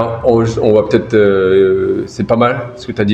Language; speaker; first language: French; native; French